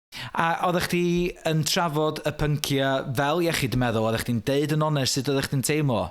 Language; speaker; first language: Welsh; native; Welsh